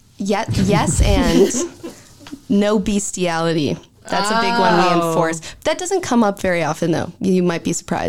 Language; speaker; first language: English; early bilingual, other home language; French